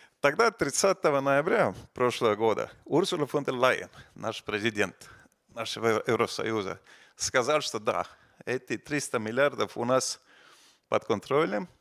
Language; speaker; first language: Russian; non-native, fluent; Estonian